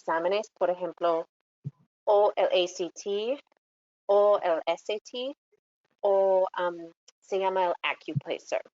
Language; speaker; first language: Spanish; non-native, fluent; English